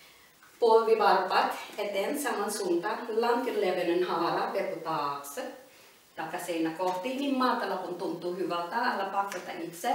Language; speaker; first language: Finnish; non-native, learner; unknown